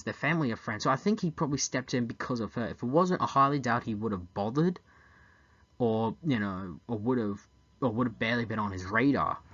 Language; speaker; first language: English; native; English